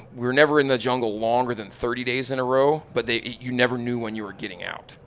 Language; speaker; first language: English; native; English